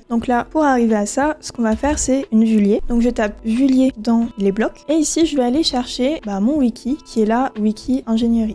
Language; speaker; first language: French; native; French